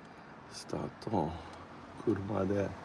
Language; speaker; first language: Japanese; non-native, learner; English